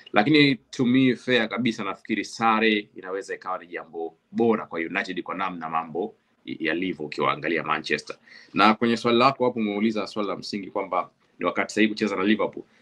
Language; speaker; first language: Swahili; native; Swahili